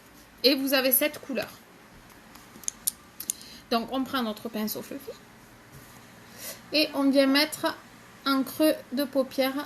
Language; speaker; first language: French; native; French